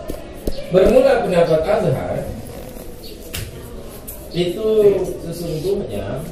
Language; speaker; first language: Indonesian; native; Indonesian